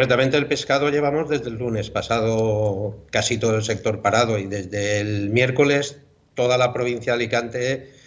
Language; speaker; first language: Spanish; native; Spanish